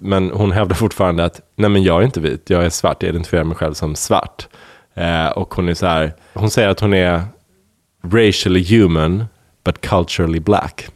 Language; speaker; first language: Swedish; native; Swedish